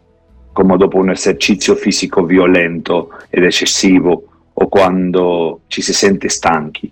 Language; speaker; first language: Italian; non-native, fluent; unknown